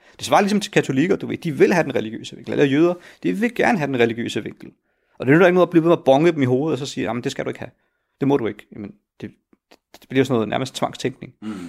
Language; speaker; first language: Danish; early bilingual, other home language; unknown